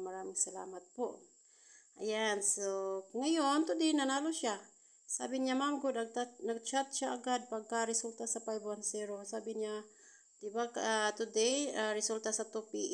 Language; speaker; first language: Filipino; non-native, local second language; Cebuano